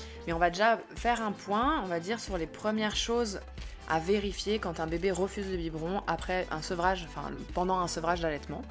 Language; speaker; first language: French; native; French